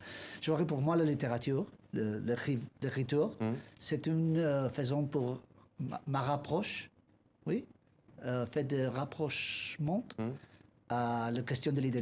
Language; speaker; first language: French; non-native, learner; Spanish